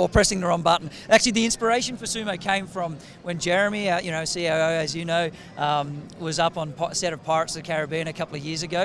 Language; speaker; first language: English; native; English